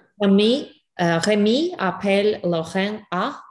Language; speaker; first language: French; non-native, learner; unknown